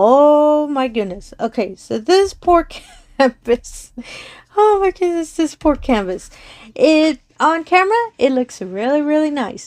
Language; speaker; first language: English; native; English